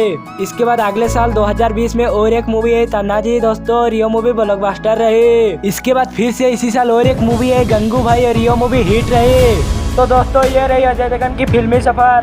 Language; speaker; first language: Hindi; non-native, local second language; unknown